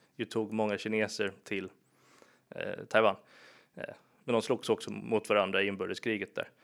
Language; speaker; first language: Swedish; early bilingual, other home language; English